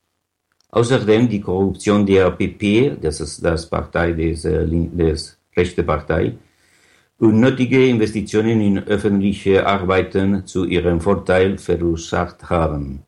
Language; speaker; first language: German; non-native, learner; Catalan